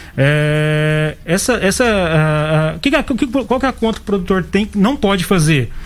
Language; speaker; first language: Portuguese; native; Portuguese